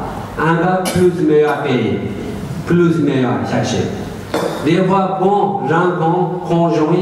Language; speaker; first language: French; non-native, learner; Tibetan